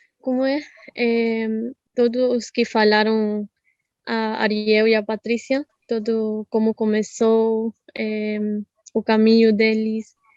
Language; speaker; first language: Portuguese; non-native, fluent; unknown